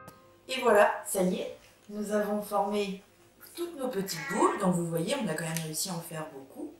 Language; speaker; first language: French; native; French